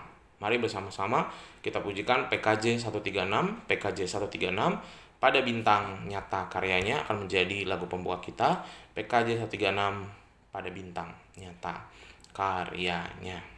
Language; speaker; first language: Indonesian; native; Indonesian